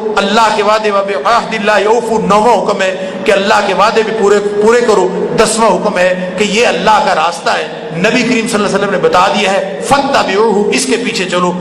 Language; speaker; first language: Urdu; non-native, local second language; Punjabi